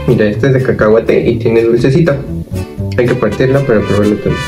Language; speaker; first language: Spanish; native; Spanish